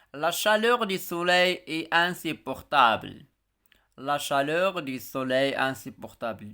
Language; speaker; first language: French; non-native, local second language; Arabic